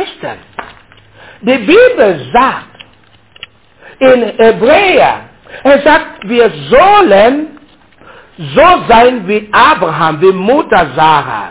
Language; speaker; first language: German; non-native, learner; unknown